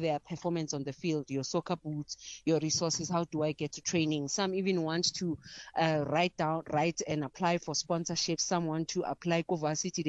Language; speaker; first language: English; non-native, local second language; Zulu